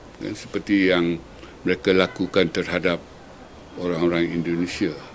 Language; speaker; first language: Malay; native; Malay